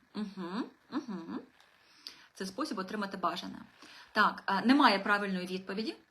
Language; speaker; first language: Ukrainian; non-native, local second language; Russian